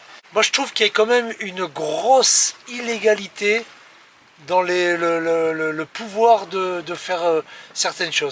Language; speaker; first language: French; native; French